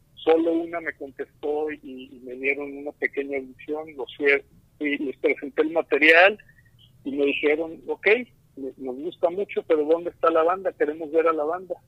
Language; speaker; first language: Spanish; native; Spanish